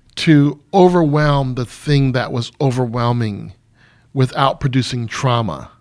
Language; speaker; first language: English; native; English